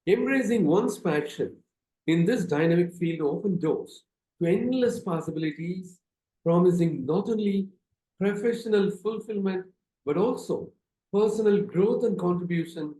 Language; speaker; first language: English; non-native, local second language; Tamil